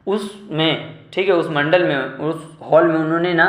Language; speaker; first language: Hindi; non-native, local second language; Marathi